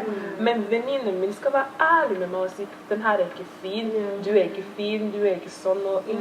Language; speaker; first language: Norwegian; early bilingual, other home language; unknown